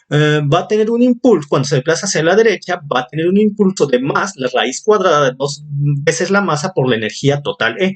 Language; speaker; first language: Spanish; native; Spanish